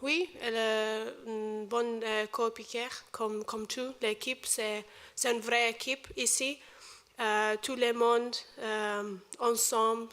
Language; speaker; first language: French; non-native, learner; English